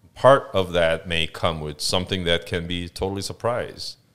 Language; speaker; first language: English; non-native, fluent; Korean